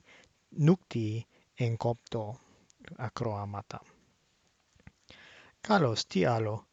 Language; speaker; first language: Greek; non-native, learner; English